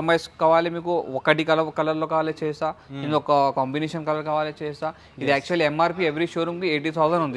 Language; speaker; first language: Telugu; non-native, local second language; Urdu